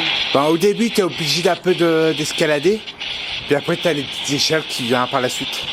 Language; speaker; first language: French; native; French